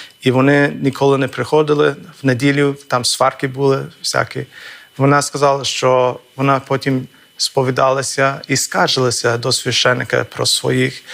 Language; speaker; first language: Ukrainian; non-native, fluent; English